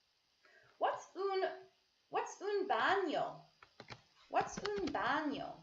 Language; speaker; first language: Spanish; non-native, learner; English